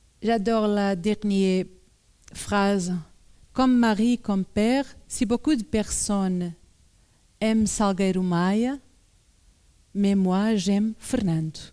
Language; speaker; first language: French; non-native, learner; Portuguese